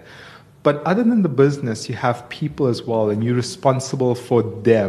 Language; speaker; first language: English; native; English